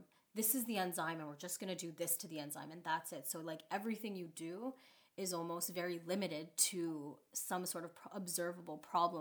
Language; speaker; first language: English; native; English